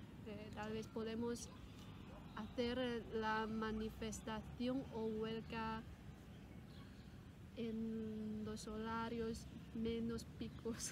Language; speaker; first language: Spanish; non-native, fluent; Cantonese